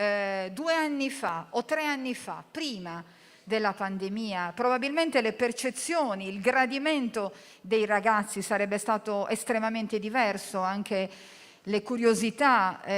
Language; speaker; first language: Italian; native; Italian